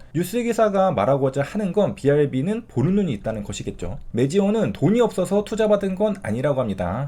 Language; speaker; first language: Korean; native; Korean